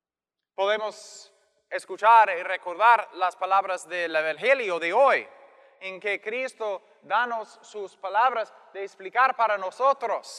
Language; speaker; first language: Spanish; non-native, fluent; English